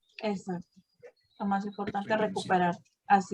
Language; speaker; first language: Spanish; native; Spanish